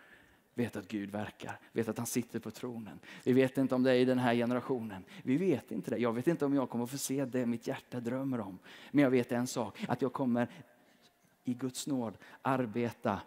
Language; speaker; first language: Swedish; native; Swedish